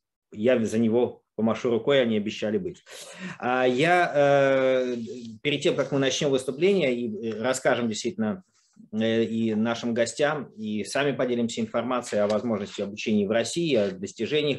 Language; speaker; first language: Russian; native; Russian